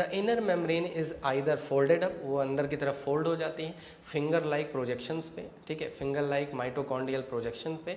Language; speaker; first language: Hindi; native; Hindi